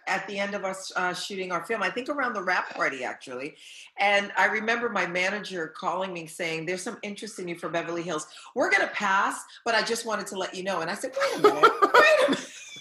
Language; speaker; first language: English; early bilingual, other home language; Haitian Creole